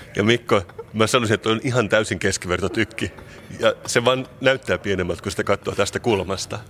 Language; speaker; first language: Finnish; non-native, local second language; Swedish